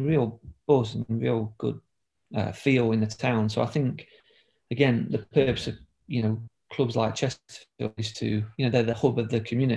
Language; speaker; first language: English; native; English